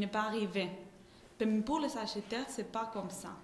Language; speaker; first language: French; non-native, fluent; Spanish